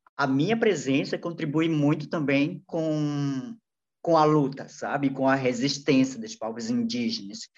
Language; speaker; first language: Portuguese; non-native, local second language; Ticuna